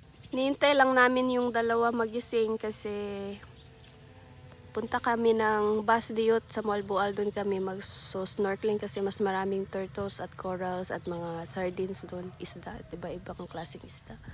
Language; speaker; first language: Filipino; non-native, local second language; Cebuano